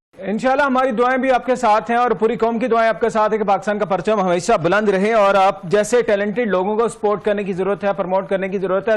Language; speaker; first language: Urdu; native; Urdu